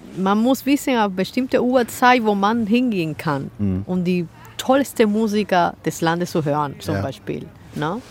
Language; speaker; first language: German; non-native, fluent; Spanish